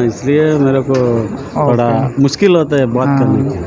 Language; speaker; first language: Hindi; non-native, local second language; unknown